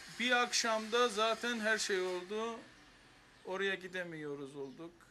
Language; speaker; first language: Turkish; non-native, fluent; Armenian